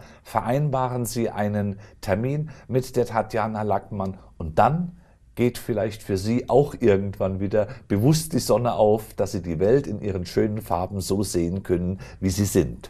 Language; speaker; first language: German; native; German